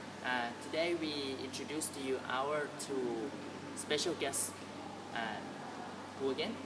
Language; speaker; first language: English; non-native, learner; Thai